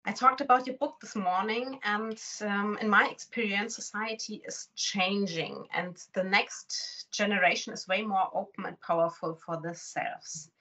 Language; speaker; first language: English; non-native, fluent; German